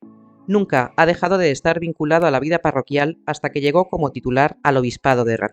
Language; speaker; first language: Spanish; native; Spanish